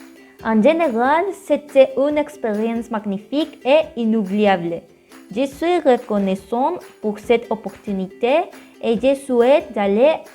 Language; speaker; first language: French; non-native, learner; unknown